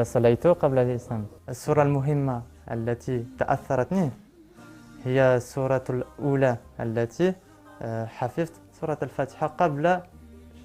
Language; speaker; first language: Arabic; non-native, learner; French